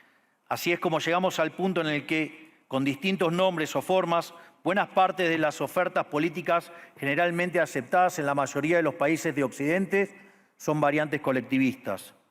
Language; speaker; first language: Spanish; native; Spanish